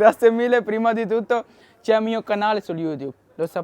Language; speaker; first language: Italian; non-native, learner; Urdu